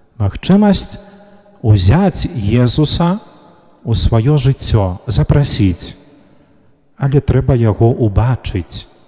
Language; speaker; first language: Belarusian; native; Belarusian